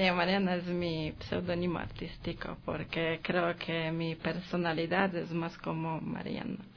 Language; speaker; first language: Spanish; non-native, learner; Polish